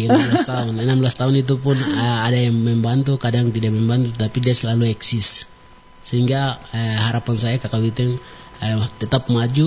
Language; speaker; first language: Indonesian; non-native, local second language; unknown